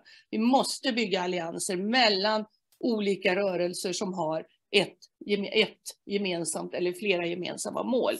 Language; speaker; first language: Swedish; native; Swedish